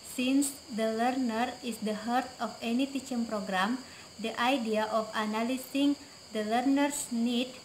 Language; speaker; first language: English; non-native, fluent; Indonesian